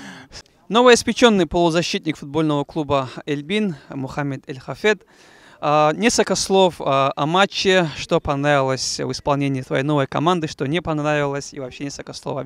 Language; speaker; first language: Russian; native; Russian